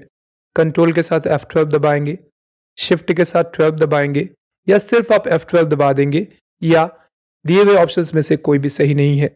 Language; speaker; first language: Hindi; native; Hindi